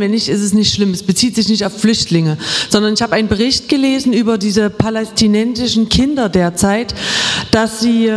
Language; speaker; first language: German; native; German